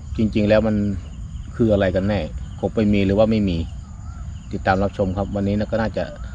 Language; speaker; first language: Thai; native; Thai